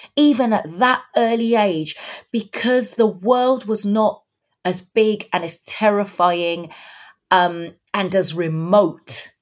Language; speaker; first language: English; native; English